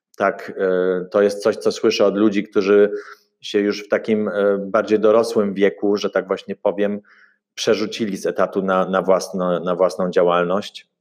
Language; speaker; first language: Polish; early bilingual, heritage; Polish